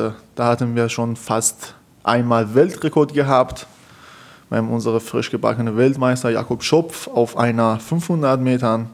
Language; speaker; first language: German; non-native, fluent; Persian